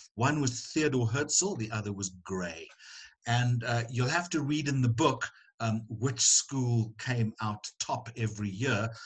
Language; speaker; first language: English; native; English